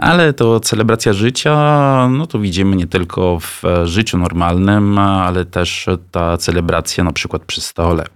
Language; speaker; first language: Polish; non-native, fluent; Italian